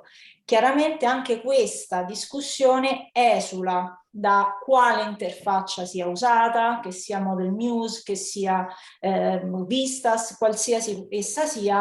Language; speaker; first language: Italian; native; Italian